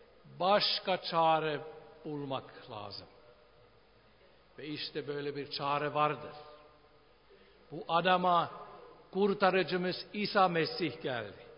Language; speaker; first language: Turkish; non-native, fluent; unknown